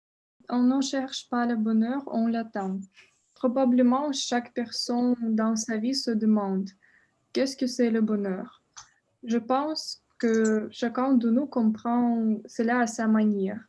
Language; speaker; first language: French; non-native, learner; Russian